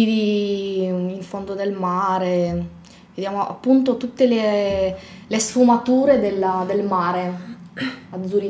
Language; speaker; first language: Italian; non-native, fluent; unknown